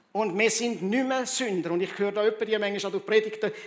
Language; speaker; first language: German; early bilingual, heritage; German